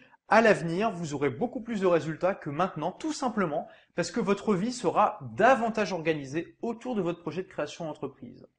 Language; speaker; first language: French; native; French